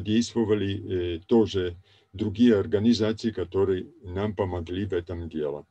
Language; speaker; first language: Russian; non-native, fluent; Italian